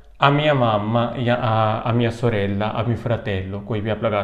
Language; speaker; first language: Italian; non-native, fluent; Urdu